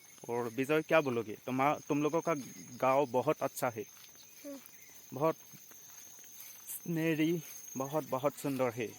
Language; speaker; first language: Hindi; non-native, local second language; Assamese